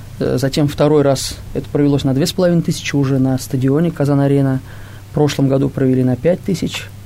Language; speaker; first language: Russian; non-native, local second language; Tatar